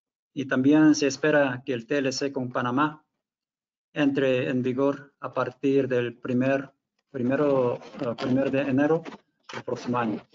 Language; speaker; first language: Spanish; non-native, fluent; Korean